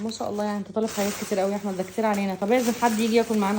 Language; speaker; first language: Arabic; native; Arabic